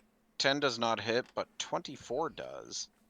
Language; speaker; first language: English; native; English